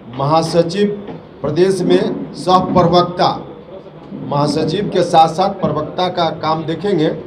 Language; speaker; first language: Hindi; native; Hindi